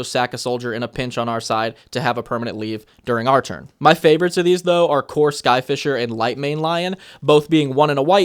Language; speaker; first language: English; native; English